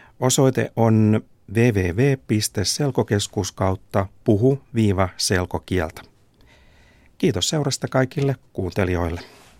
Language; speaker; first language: Finnish; native; Finnish